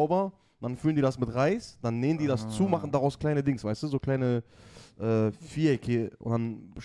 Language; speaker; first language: German; native; German